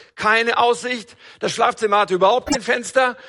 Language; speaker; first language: German; native; German